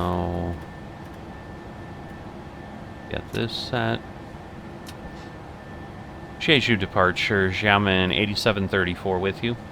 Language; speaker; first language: English; native; English